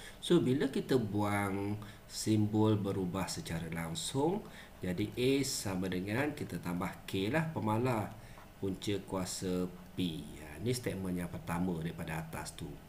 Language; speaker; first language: Malay; native; Malay